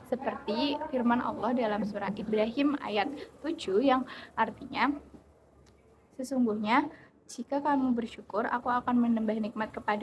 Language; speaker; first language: Indonesian; native; Indonesian